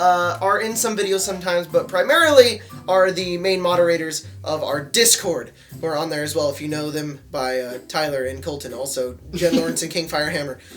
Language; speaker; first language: English; native; English